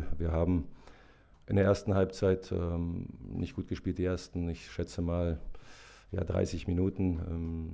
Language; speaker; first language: German; native; German